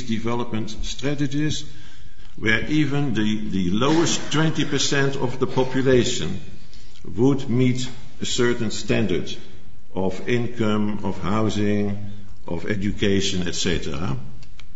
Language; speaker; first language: English; non-native, fluent; Dutch